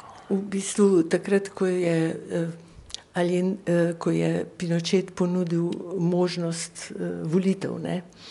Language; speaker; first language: Slovenian; native; Slovenian